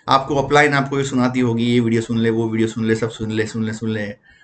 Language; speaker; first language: Hindi; non-native, local second language; Gujarati